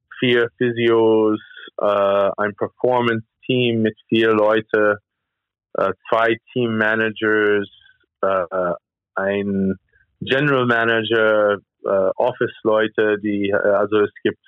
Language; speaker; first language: German; non-native, fluent; English